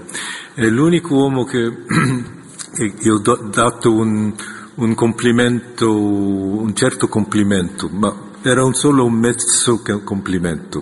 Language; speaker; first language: Italian; non-native, fluent; Korean